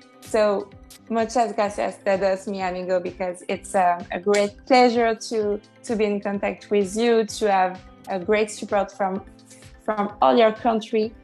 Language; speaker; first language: English; non-native, fluent; French